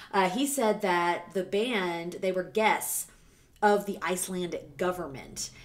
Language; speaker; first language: English; native; English